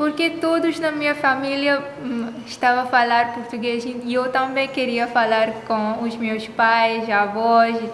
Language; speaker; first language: Portuguese; non-native, learner; Konkani